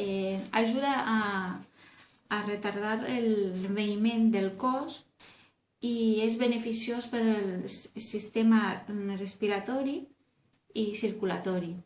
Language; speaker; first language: Catalan; non-native, learner; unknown